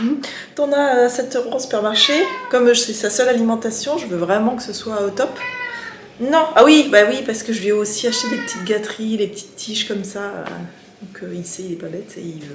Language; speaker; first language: French; native; French